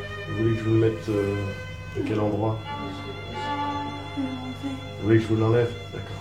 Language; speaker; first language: French; native; French